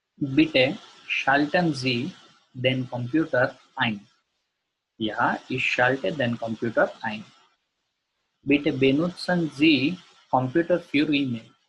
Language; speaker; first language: German; non-native, learner; Gujarati